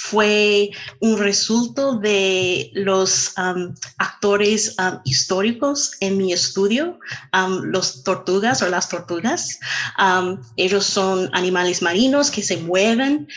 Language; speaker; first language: Spanish; non-native, fluent; English